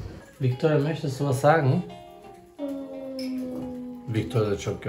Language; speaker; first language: German; non-native, fluent; Turkish